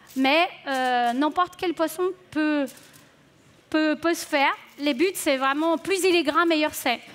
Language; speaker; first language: French; non-native, fluent; Portuguese